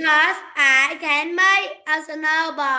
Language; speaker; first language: English; non-native, learner; Vietnamese